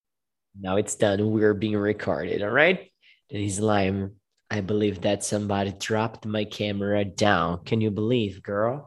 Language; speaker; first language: English; non-native, fluent; Portuguese